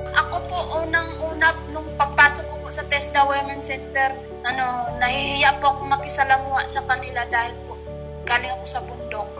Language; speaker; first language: Filipino; non-native, local second language; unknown